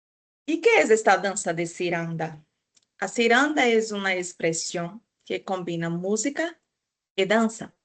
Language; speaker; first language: Spanish; non-native, fluent; Portuguese